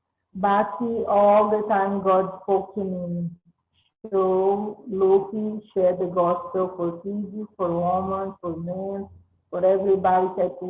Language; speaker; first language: English; non-native, learner; Portuguese